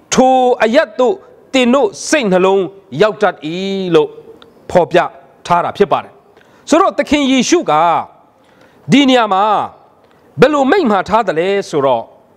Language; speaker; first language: Burmese; non-native, local second language; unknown